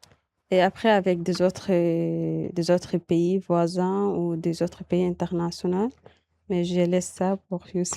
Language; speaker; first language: French; non-native, learner; Arabic